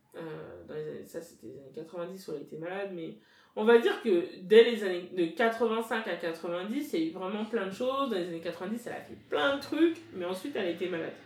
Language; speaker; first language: French; native; French